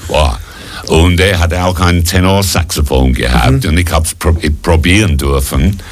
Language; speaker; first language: German; non-native, fluent; English